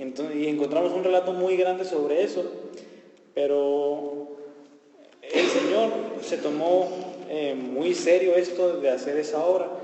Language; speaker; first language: Spanish; native; Spanish